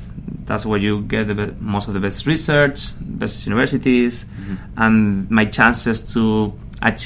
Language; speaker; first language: English; non-native, fluent; Spanish